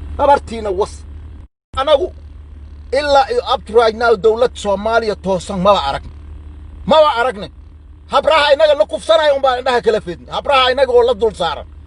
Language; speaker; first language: Somali; native; Somali